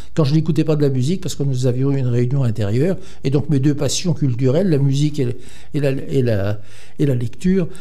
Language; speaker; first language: French; native; French